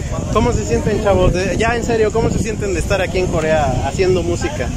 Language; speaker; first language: Spanish; native; Spanish